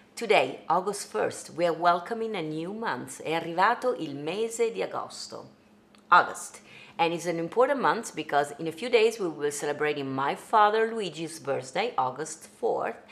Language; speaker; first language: English; non-native, fluent; Italian